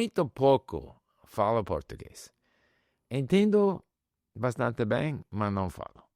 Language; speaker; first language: Portuguese; non-native, learner; English